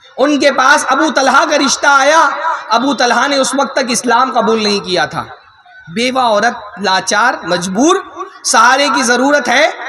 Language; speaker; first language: Urdu; native; Urdu